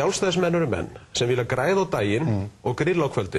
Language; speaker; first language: Icelandic; native; Icelandic